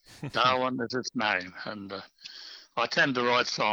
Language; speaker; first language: English; native; English